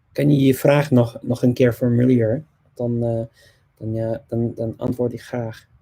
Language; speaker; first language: Dutch; non-native, fluent; English